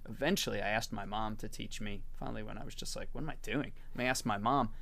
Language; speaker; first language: English; native; English